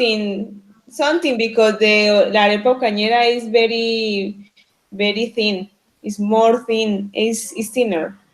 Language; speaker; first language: English; non-native, learner; Spanish